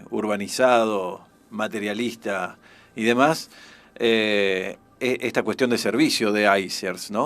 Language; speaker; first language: Spanish; native; Spanish